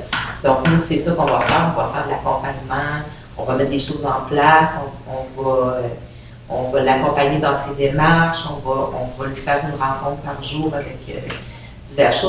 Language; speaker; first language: French; native; French